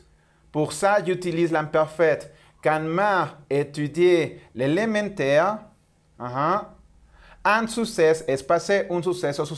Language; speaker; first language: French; non-native, learner; Spanish